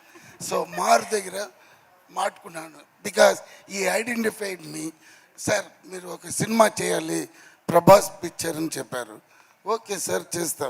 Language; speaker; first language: Telugu; non-native, fluent; Tamil